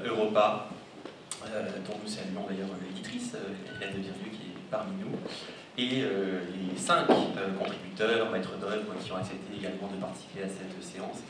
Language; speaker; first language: French; native; French